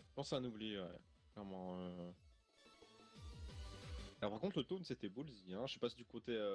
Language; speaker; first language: French; native; French